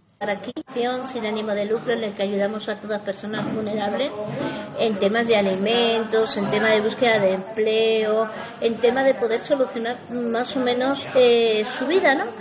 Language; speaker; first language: Spanish; native; Spanish